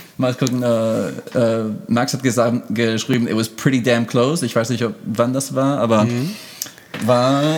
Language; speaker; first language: German; non-native, fluent; English